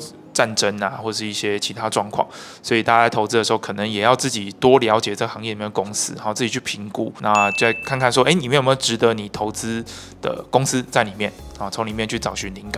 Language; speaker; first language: Chinese; native; Chinese